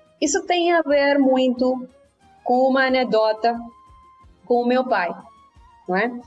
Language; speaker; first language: Portuguese; early bilingual, heritage; Portuguese